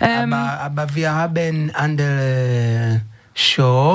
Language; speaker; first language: German; non-native, learner; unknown